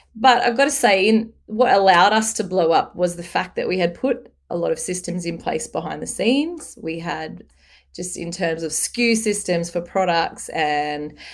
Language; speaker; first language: English; native; English